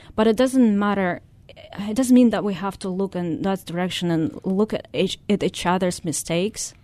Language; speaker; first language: English; non-native, fluent; Russian